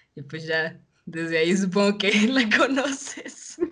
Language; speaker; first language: Spanish; native; Spanish